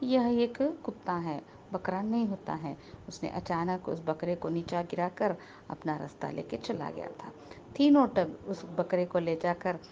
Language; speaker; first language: Hindi; non-native, local second language; Telugu